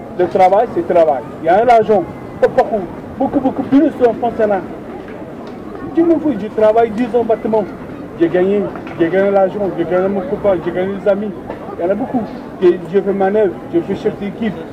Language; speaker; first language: French; non-native, learner; Turkish